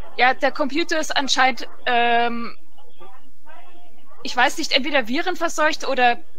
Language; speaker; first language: German; native; German